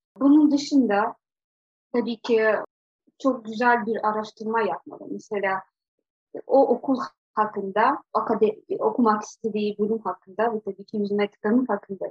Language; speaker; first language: Turkish; non-native, fluent; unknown